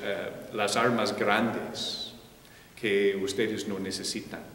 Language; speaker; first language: Spanish; non-native, fluent; English